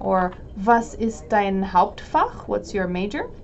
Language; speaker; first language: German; non-native, fluent; English